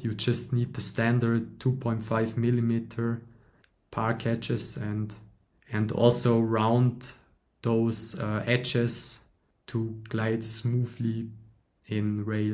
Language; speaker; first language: English; non-native, fluent; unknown